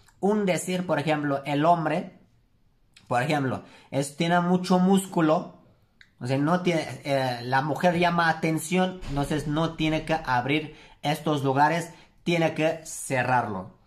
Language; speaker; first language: Spanish; non-native, learner; Turkish